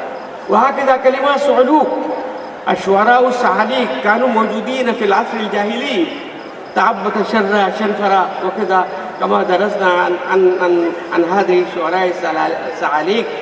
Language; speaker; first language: Arabic; non-native, fluent; Urdu